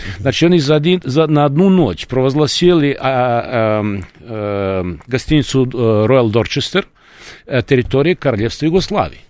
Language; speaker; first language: Russian; non-native, fluent; Serbian